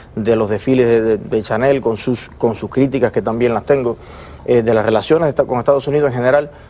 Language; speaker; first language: Spanish; native; Spanish